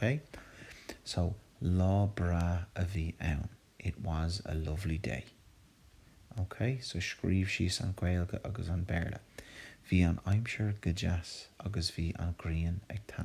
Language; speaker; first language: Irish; non-native, local second language; English